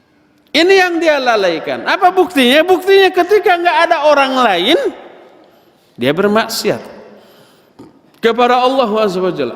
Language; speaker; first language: Indonesian; native; Indonesian